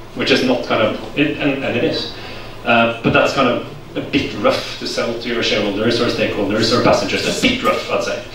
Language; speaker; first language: English; non-native, fluent; Norwegian